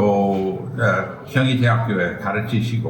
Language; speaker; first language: Korean; non-native, fluent; English